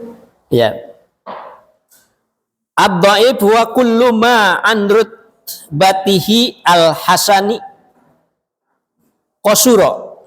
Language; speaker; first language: Arabic; non-native, fluent; Indonesian